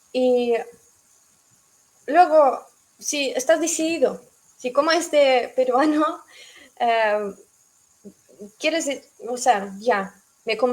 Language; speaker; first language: Spanish; non-native, fluent; Russian